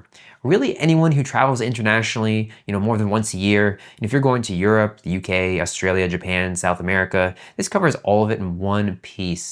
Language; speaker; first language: English; native; English